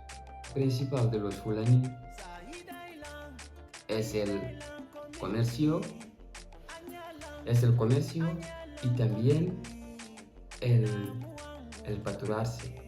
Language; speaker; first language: Spanish; non-native, fluent; Fula